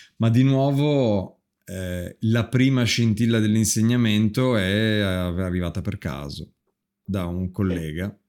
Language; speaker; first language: Italian; native; Italian